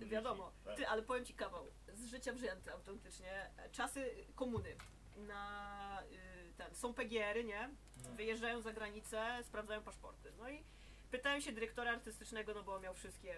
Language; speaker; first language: Polish; native; Polish